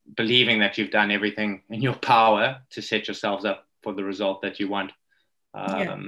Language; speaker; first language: English; native; English